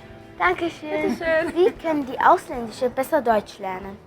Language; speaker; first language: German; non-native, learner; Kurdish